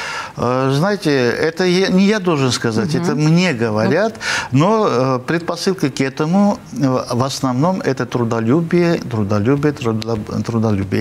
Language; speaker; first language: Russian; non-native, fluent; Armenian